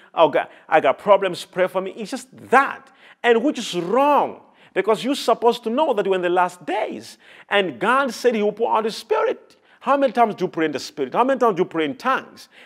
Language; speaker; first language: English; non-native, local second language; Nyanja